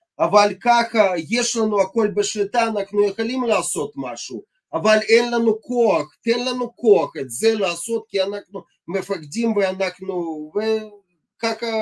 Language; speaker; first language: Hebrew; non-native, fluent; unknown